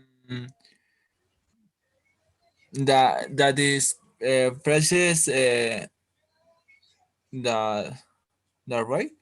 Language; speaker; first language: English; non-native, learner; Spanish